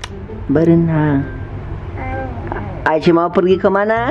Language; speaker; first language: Indonesian; non-native, learner; Turkish